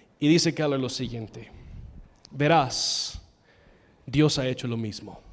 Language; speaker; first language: Spanish; non-native, fluent; English